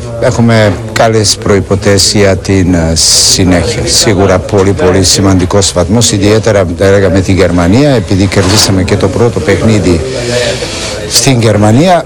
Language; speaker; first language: Greek; non-native, fluent; Serbian